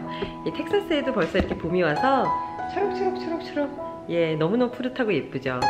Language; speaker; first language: Korean; native; Korean